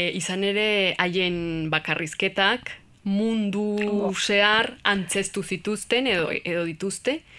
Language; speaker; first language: Basque; non-native, learner; Spanish